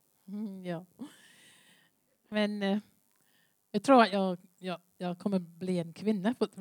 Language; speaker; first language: Swedish; non-native, learner; English